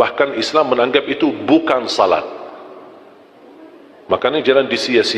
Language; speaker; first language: Indonesian; non-native, fluent; Arabic